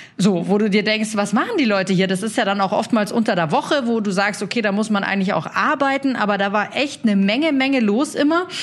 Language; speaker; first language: German; native; German